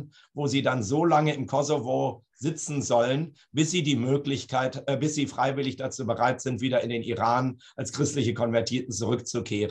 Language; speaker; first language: German; native; German